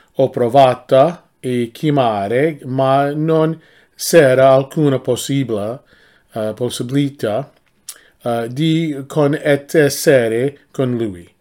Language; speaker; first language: Italian; non-native, learner; English